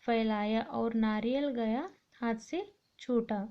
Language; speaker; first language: Hindi; non-native, local second language; Kannada